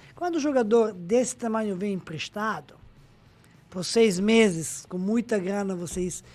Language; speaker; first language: Portuguese; non-native, fluent; Serbian